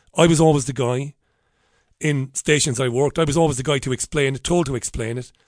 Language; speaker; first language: English; native; English